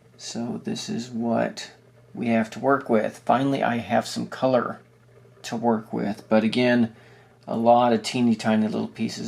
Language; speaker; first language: English; native; English